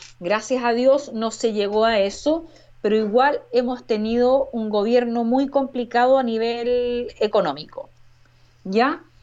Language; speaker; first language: Spanish; native; Spanish